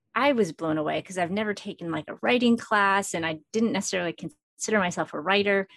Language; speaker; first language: English; early bilingual, other home language; Filipino